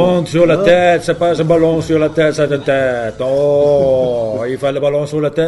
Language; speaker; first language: French; non-native, learner; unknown